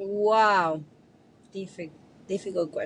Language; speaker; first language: English; non-native, learner; Spanish